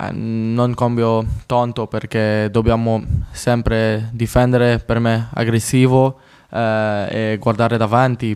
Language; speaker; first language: Italian; non-native, fluent; French